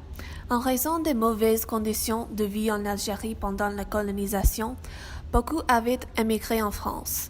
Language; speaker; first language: French; non-native, learner; English